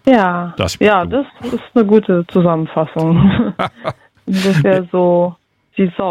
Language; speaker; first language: German; early bilingual, other home language; Russian